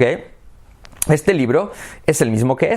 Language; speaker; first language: Spanish; native; Spanish